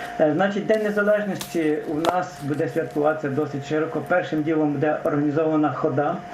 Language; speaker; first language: Ukrainian; native; Ukrainian